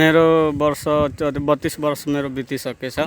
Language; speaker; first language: Nepali; non-native, local second language; Bhojpuri